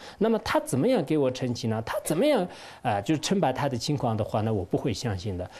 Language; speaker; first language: Chinese; non-native, local second language; Tibetan